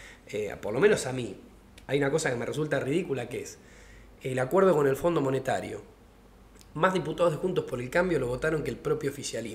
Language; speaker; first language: Spanish; native; Spanish